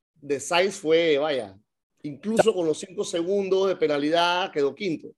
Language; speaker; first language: Spanish; native; Spanish